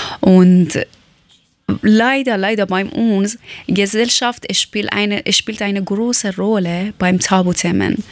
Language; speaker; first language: German; non-native, learner; Persian